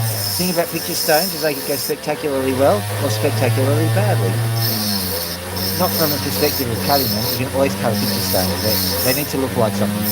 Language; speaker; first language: English; native; English